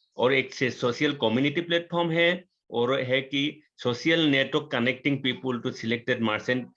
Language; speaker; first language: Hindi; non-native, local second language; Assamese